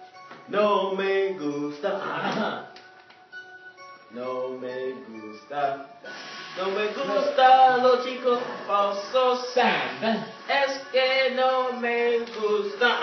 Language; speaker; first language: Spanish; non-native, learner; English